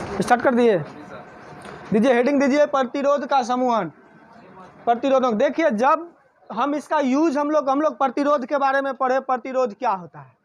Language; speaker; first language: Hindi; native; Hindi